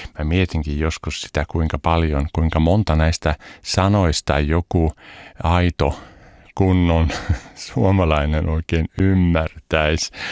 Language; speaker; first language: Finnish; early bilingual, heritage; Finnish